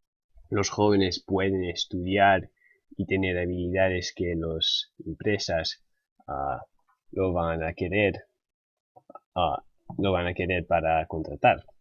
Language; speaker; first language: Spanish; non-native, fluent; English